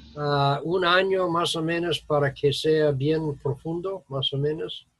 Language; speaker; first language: Spanish; non-native, fluent; English